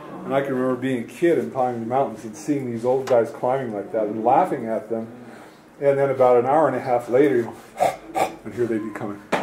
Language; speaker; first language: English; native; English